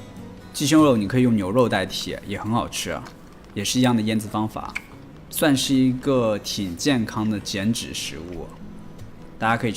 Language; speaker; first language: Chinese; native; Chinese